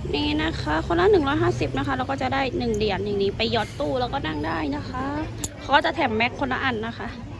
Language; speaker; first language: Thai; native; Thai